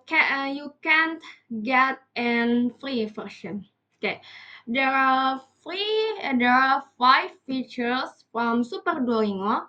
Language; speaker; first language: English; non-native, learner; Indonesian